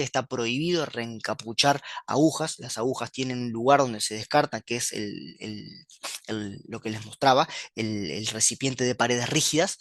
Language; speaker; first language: Spanish; native; Spanish